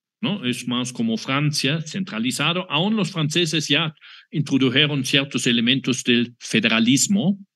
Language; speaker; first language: Spanish; non-native, fluent; German